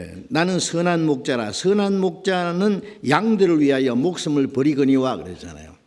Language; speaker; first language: Korean; native; Korean